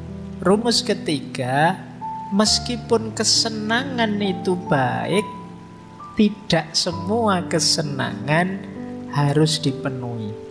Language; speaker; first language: Indonesian; native; Indonesian